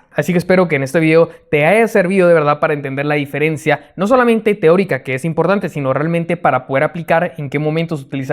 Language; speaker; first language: Spanish; native; Spanish